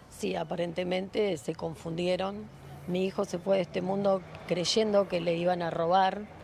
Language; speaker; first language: Spanish; native; Spanish